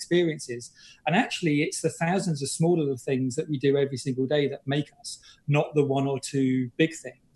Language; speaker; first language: English; native; English